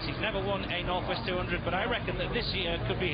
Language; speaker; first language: English; native; English